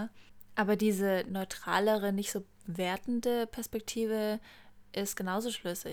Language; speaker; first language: German; native; German